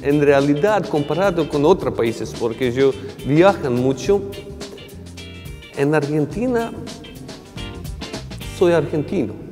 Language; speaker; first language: Spanish; non-native, fluent; Serbian